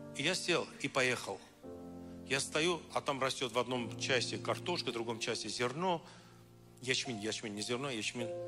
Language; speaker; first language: Russian; non-native, local second language; Armenian